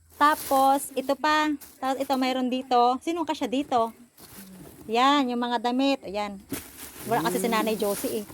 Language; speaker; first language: Filipino; native; Filipino